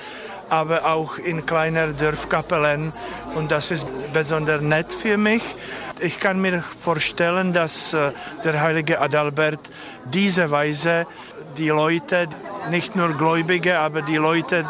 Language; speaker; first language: German; non-native, fluent; Czech